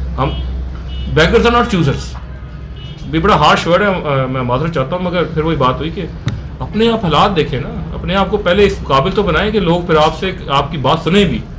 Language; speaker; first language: Urdu; non-native, local second language; Punjabi